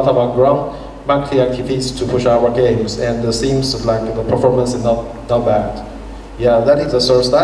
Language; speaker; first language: English; non-native, fluent; Chinese